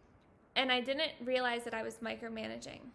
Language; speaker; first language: English; native; English